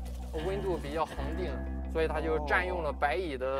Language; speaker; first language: Chinese; native; Chinese